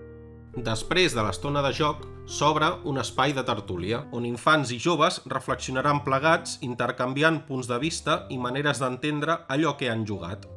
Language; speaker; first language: Catalan; native; Catalan